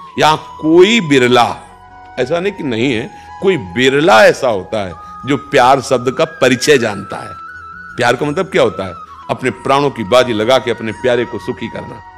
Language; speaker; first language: Hindi; native; Hindi